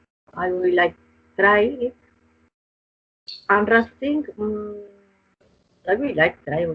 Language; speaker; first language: English; non-native, learner; Spanish